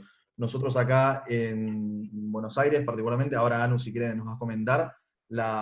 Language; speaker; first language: Spanish; native; Spanish